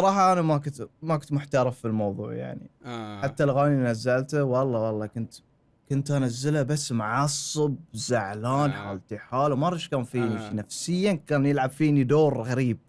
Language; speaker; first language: Arabic; native; Arabic